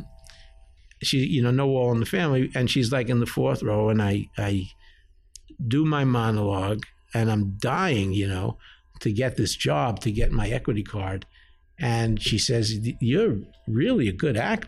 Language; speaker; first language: English; early bilingual, other home language; Yiddish